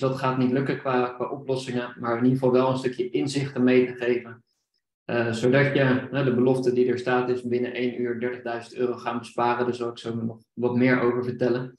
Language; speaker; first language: Dutch; native; Dutch